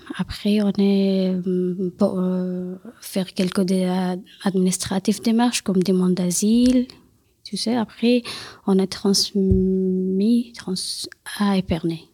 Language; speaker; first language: French; non-native, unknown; Persian